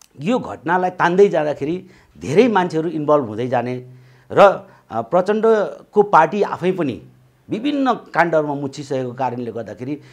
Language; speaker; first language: Nepali; native; Nepali